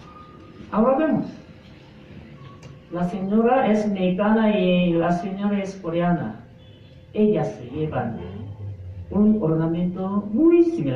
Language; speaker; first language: Spanish; non-native, fluent; Korean